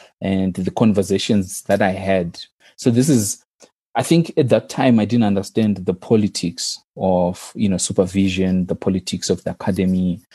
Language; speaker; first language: English; non-native, local second language; Shona